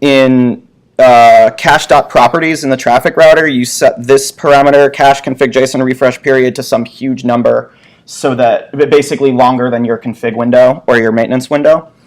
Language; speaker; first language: English; native; English